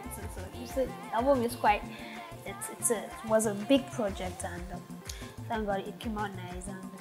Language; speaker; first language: English; non-native, local second language; Yoruba